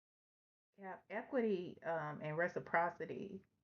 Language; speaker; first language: English; native; English